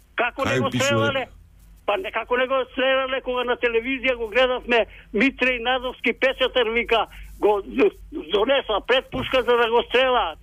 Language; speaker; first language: Macedonian; native; Macedonian